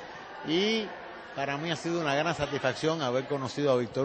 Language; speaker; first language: Spanish; native; Spanish